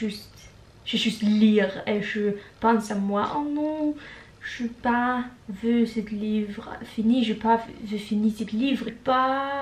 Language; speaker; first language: French; non-native, learner; Norwegian